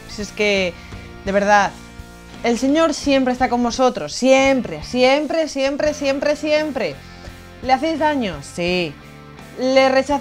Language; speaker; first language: Spanish; native; Spanish